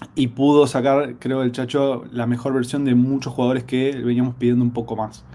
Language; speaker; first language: Spanish; native; Spanish